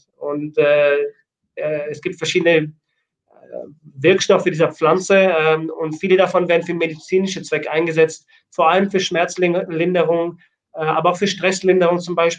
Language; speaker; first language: German; native; German